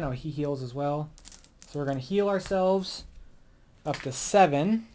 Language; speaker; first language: English; native; English